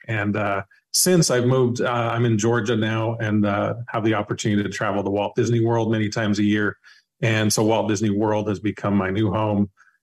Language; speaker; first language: English; native; English